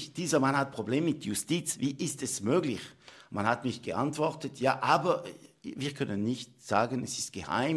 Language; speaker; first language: German; non-native, local second language; French